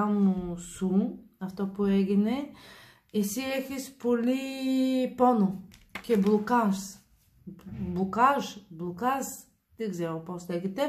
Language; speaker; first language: Greek; non-native, learner; Bulgarian